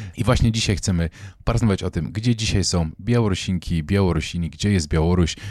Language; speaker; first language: Polish; native; Polish